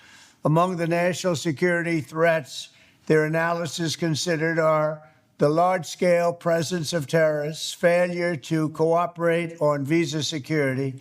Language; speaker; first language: English; native; English